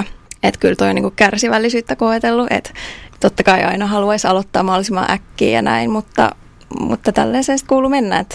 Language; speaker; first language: Finnish; native; Finnish